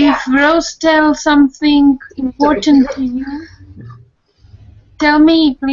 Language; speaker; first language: English; non-native, learner; Spanish